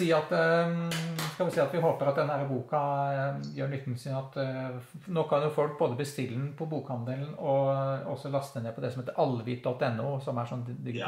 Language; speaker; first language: Norwegian; native; Norwegian